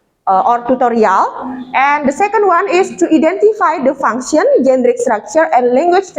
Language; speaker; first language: English; non-native, fluent; Indonesian